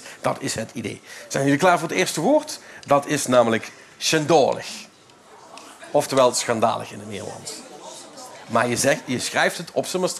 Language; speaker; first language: Dutch; native; Dutch